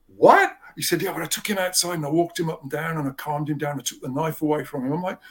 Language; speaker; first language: English; native; English